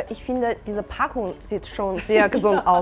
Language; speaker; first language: German; non-native, fluent; Chinese